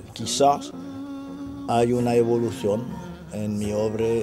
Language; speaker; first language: Spanish; non-native, fluent; French